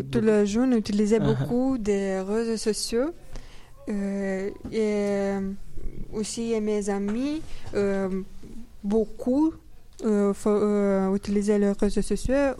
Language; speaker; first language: French; non-native, learner; Romanian